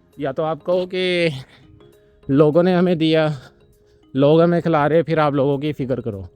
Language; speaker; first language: Urdu; non-native, local second language; Punjabi